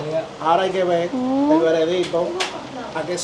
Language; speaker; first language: Spanish; native; Spanish